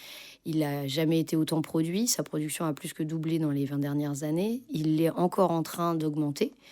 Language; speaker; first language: French; native; French